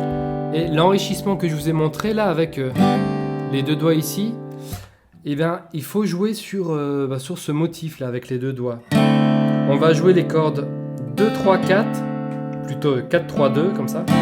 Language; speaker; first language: French; native; French